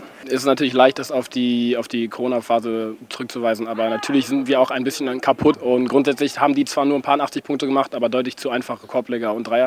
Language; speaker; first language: German; native; German